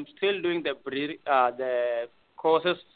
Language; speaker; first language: English; non-native, local second language; Kalenjin